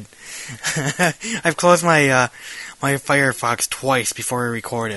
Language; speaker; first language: English; native; English